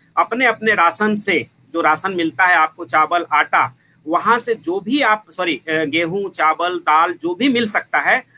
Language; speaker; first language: Hindi; native; Hindi